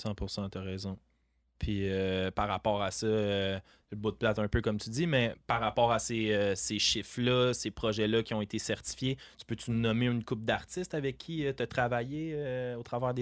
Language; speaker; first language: French; native; French